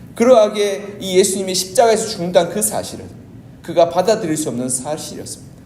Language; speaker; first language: Korean; native; Korean